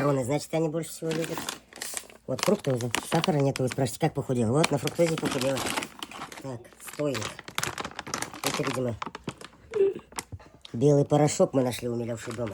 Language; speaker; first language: Russian; non-native, local second language; Bashkir